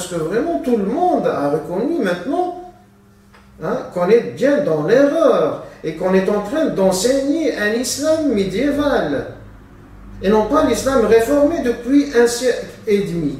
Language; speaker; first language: French; non-native, local second language; Arabic